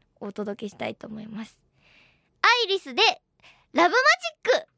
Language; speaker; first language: Japanese; native; Japanese